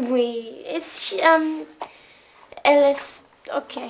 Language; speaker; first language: French; non-native, learner; English